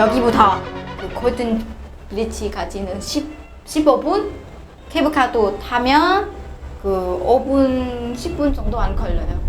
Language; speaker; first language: Korean; non-native, learner; Vietnamese